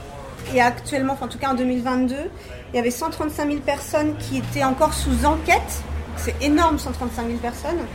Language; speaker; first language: French; native; French